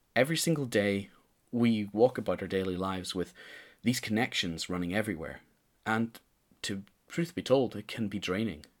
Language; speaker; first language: English; native; English